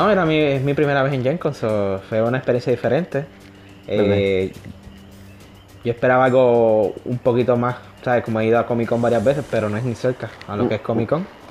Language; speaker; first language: Spanish; native; Spanish